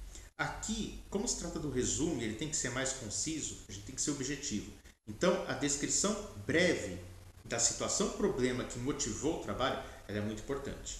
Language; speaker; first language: Portuguese; native; Portuguese